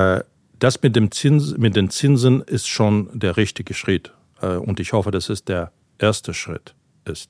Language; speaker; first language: German; non-native, fluent; Ukrainian